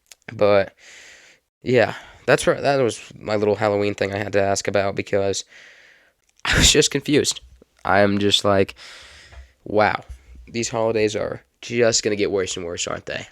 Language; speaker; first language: English; native; English